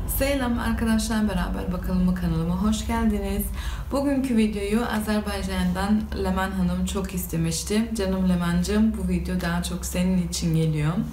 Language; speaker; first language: Turkish; early bilingual, heritage; Turkish